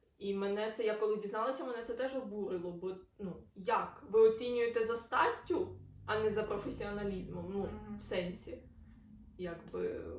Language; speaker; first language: Ukrainian; non-native, local second language; Russian